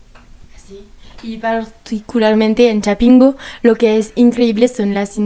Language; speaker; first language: Spanish; non-native, learner; French